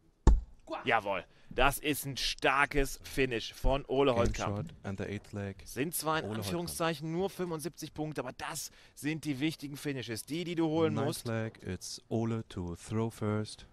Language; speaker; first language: German; native; German